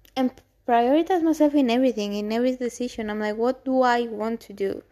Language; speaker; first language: English; non-native, fluent; Spanish